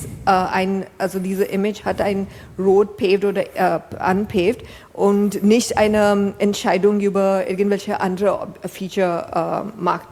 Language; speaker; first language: German; non-native, fluent; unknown